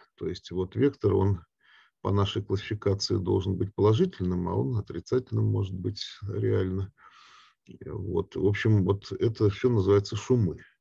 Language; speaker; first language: Russian; native; Russian